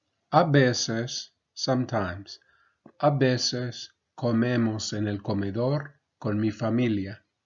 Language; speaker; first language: Spanish; non-native, fluent; English